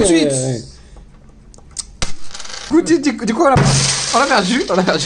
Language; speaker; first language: French; native; French